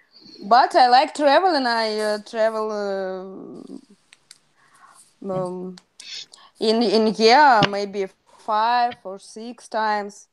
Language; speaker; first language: English; non-native, learner; Russian